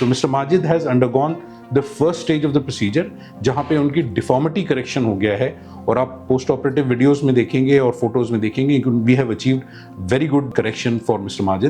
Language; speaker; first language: Hindi; native; Hindi